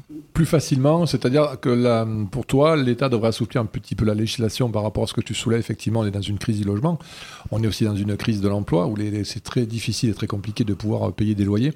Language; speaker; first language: French; native; French